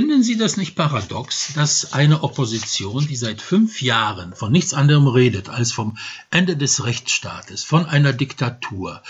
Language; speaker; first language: German; non-native, fluent; Polish